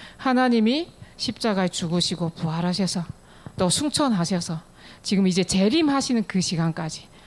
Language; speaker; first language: Korean; native; Korean